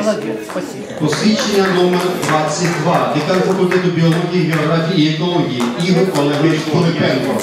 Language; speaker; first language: Ukrainian; native; Ukrainian